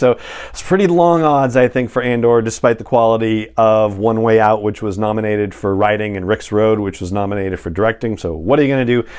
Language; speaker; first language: English; native; English